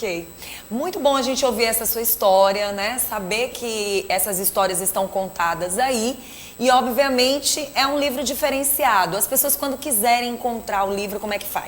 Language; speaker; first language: Portuguese; native; Portuguese